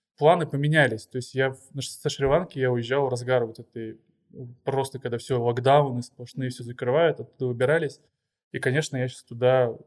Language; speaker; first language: Russian; native; Russian